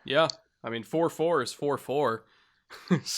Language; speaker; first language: English; native; English